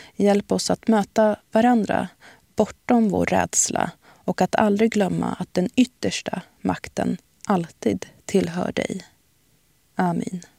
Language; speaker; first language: Swedish; early bilingual, other home language; Arabic